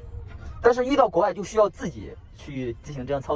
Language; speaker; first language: Chinese; native; Chinese